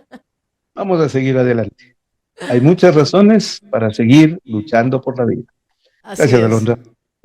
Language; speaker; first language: Spanish; native; Spanish